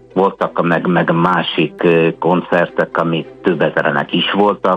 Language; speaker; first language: Hungarian; non-native, fluent; Italian